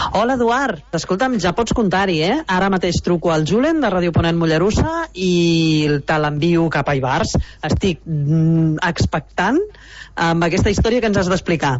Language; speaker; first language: Catalan; native; Catalan